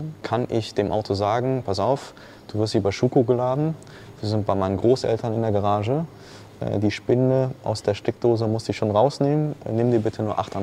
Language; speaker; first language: German; native; German